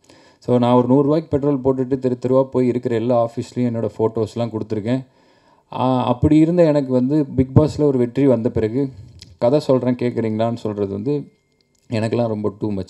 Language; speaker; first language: Tamil; native; Tamil